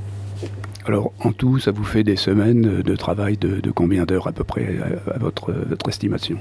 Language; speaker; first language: French; native; French